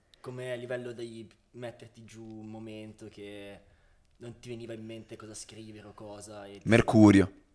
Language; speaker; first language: Italian; native; Italian